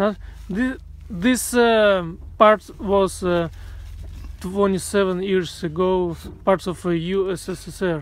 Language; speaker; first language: English; non-native, learner; Russian